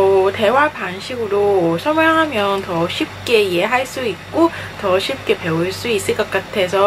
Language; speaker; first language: Korean; non-native, fluent; Cantonese